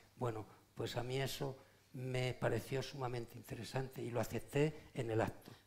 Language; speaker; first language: Spanish; native; Spanish